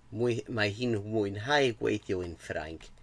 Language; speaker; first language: Welsh; non-native, learner; English